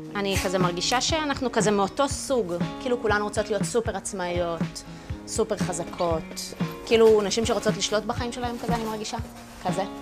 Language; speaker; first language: Hebrew; early bilingual, other home language; Russian